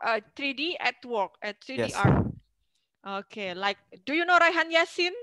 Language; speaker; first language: English; non-native, fluent; Indonesian